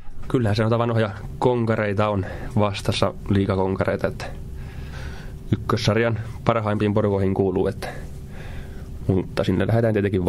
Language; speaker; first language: Finnish; native; Finnish